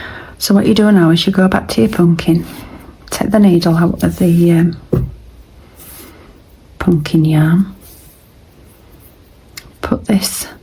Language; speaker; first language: English; native; English